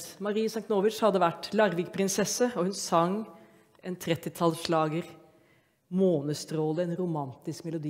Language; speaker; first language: Norwegian; native; Norwegian